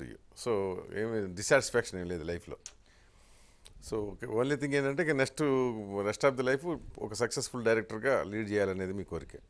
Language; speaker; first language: Telugu; native; Telugu